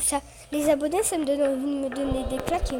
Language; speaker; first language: French; native; French